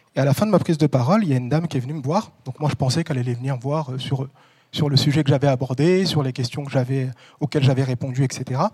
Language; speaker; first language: French; native; French